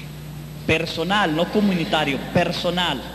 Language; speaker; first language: Spanish; native; Spanish